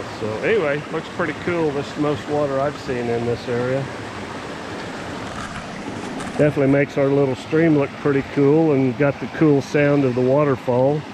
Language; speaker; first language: English; native; English